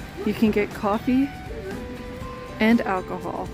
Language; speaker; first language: English; native; English